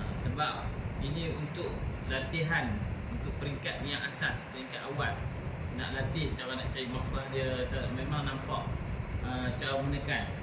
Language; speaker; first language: Malay; native; Malay